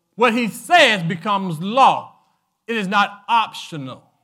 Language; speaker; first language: English; native; English